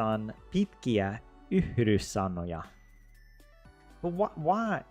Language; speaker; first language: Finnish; non-native, learner; English